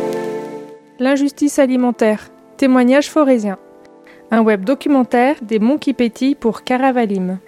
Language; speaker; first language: French; native; French